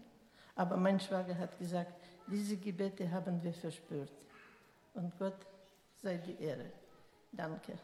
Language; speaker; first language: German; non-native, learner; Russian